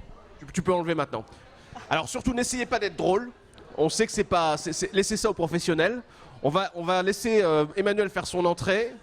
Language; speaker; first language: French; native; French